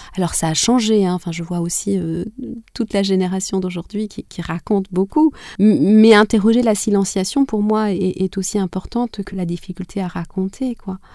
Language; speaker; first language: French; non-native, local second language; Kinyarwanda